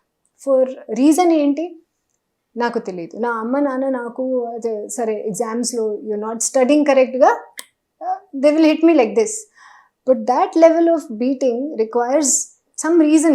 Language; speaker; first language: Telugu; non-native, learner; Hindi